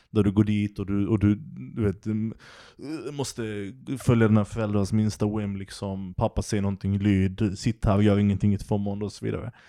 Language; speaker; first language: Swedish; early bilingual, other home language; Turkish